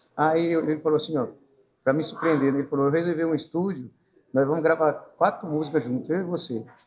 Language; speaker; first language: Portuguese; native; Portuguese